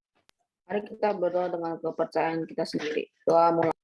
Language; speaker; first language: Indonesian; native; Indonesian